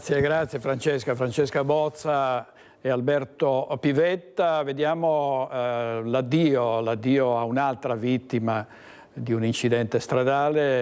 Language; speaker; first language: Italian; native; Italian